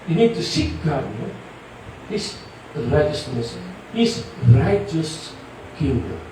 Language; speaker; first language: English; non-native, local second language; Filipino